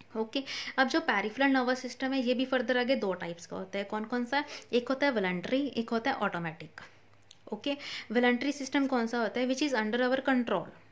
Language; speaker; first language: Hindi; non-native, local second language; Punjabi